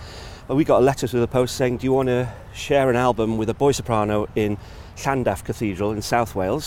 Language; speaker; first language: English; native; English